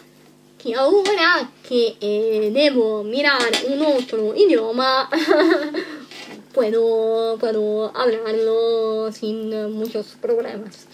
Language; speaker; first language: Spanish; non-native, learner; Italian